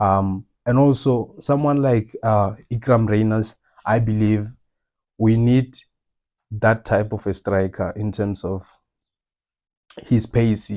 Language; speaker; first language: English; non-native, local second language; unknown